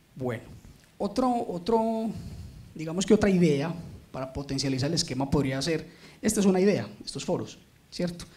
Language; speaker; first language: Spanish; native; Spanish